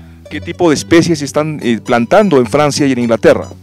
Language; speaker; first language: Spanish; native; Spanish